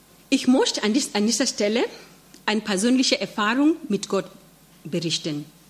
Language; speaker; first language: German; non-native, fluent; Swahili